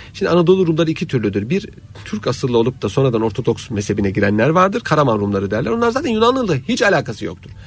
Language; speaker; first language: Turkish; native; Turkish